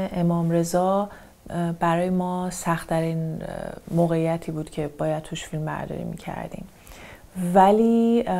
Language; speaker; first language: Persian; native; Persian